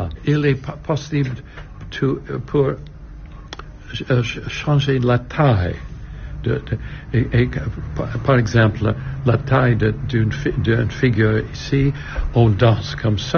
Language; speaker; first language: French; non-native, learner; English